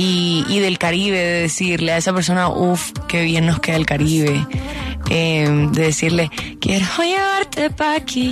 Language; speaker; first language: Spanish; native; Spanish